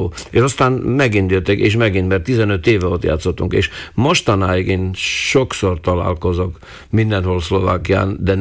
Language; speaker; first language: Hungarian; non-native, local second language; Slovak